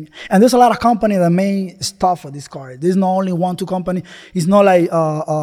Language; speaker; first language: English; non-native, fluent; Spanish